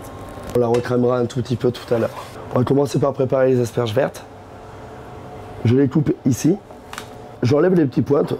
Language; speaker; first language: French; native; French